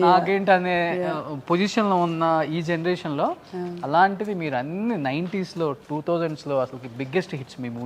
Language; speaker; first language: Telugu; native; Telugu